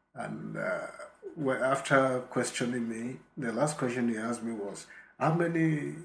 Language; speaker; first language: English; non-native, local second language; Yoruba